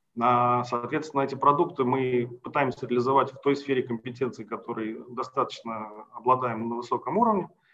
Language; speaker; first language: Russian; native; Russian